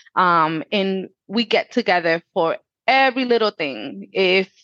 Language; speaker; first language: English; early bilingual, other home language; Spanish